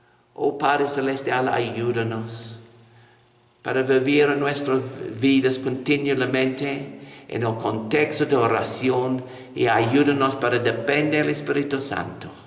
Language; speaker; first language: Spanish; non-native, fluent; English